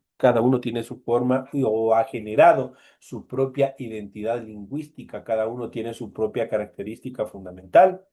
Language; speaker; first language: Spanish; native; Spanish